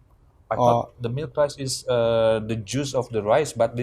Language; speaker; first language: English; non-native, fluent; Indonesian